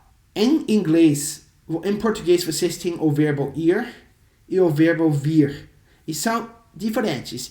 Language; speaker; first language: Portuguese; non-native, fluent; English